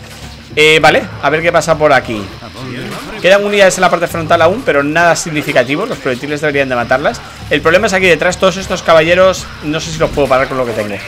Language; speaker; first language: Spanish; native; Spanish